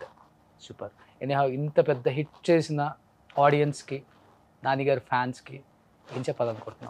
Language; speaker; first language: Telugu; native; Telugu